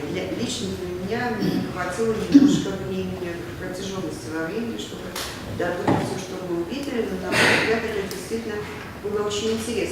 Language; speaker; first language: Russian; native; Russian